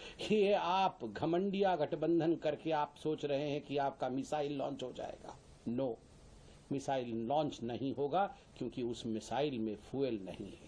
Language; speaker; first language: Hindi; native; Hindi